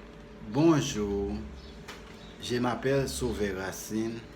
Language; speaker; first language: French; non-native, fluent; Spanish